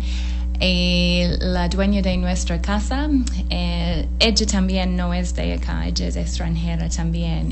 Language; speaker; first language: Spanish; non-native, fluent; English